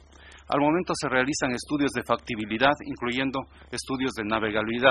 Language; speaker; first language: Spanish; native; Spanish